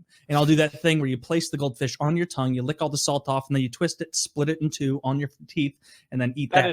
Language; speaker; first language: English; native; English